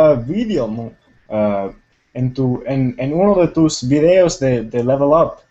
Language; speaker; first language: Spanish; non-native, fluent; Tamil